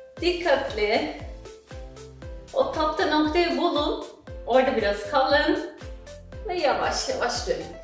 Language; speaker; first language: Turkish; non-native, fluent; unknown